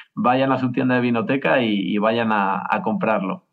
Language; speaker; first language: Spanish; native; Spanish